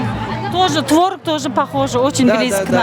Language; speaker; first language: Russian; non-native, learner; Turkmen